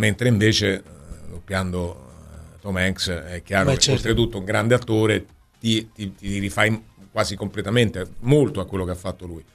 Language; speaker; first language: Italian; native; Italian